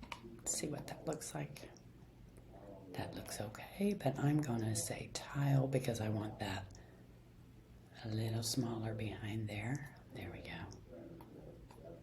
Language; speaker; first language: English; native; English